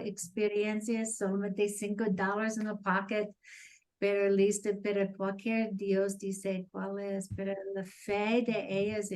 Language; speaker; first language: Spanish; non-native, learner; English